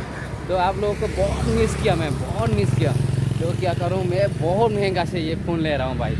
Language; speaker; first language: Hindi; non-native, local second language; Kok Borok